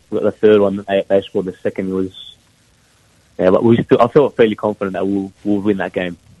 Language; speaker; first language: English; early bilingual, other home language; Greek